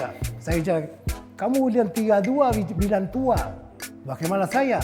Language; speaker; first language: Indonesian; non-native, fluent; Spanish